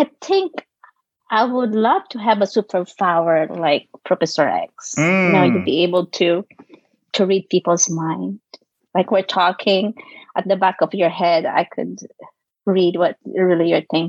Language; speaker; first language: English; non-native, local second language; Filipino